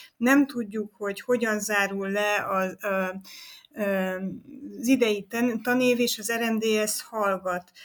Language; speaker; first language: Hungarian; native; Hungarian